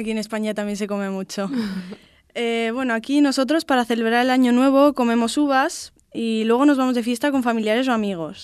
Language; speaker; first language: Spanish; native; Spanish